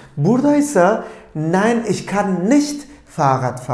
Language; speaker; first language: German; non-native, fluent; Turkish